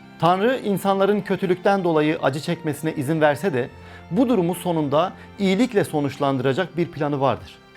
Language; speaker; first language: Turkish; native; Turkish